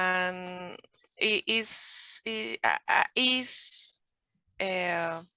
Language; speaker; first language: English; non-native, learner; Spanish